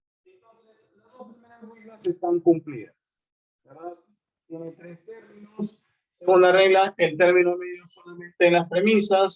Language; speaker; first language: Spanish; native; Spanish